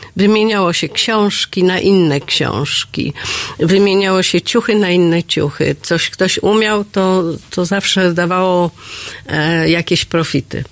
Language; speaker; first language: Polish; native; Polish